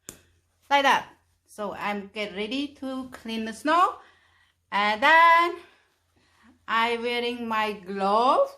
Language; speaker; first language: English; non-native, fluent; Khmer